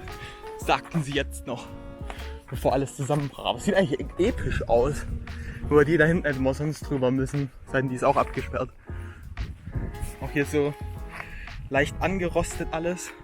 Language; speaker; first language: German; native; German